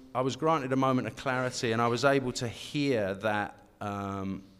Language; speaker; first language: English; native; English